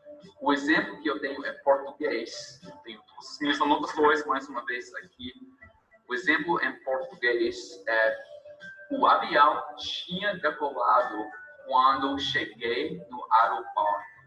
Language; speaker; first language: Portuguese; non-native, fluent; English